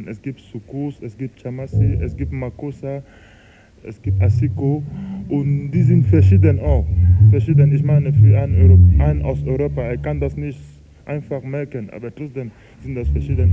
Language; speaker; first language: German; non-native, fluent; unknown